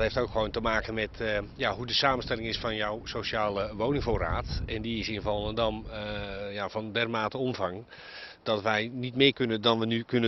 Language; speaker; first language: Dutch; native; Dutch